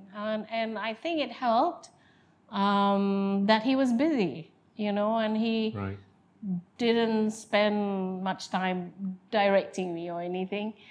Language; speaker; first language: English; non-native, local second language; Malay